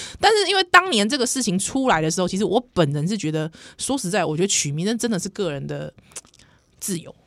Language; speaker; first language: Chinese; native; Chinese